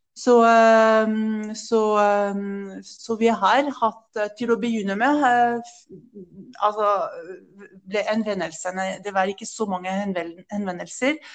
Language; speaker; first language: Norwegian; non-native, fluent; French